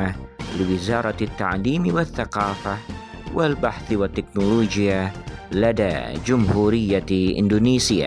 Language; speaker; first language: Arabic; non-native, fluent; Indonesian